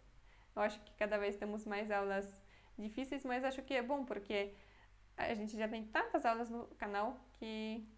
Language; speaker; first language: Portuguese; non-native, fluent; Polish